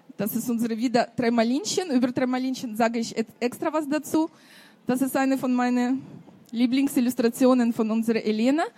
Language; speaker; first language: German; non-native, fluent; Russian